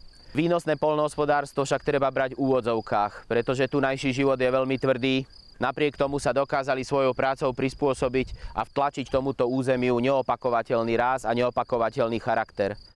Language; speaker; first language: Slovak; native; Slovak